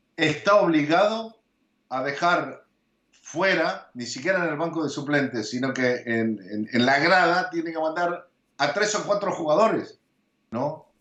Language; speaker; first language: Spanish; early bilingual, heritage; Spanish